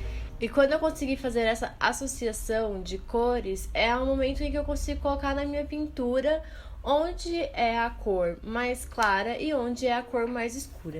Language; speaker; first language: Portuguese; native; Portuguese